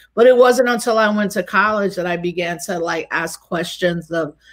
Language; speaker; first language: English; native; English